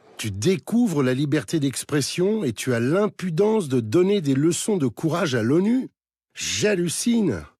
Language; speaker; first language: French; native; French